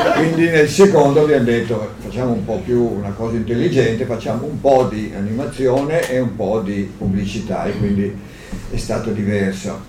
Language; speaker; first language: Italian; native; Italian